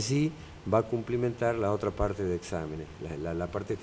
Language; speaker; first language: Spanish; native; Spanish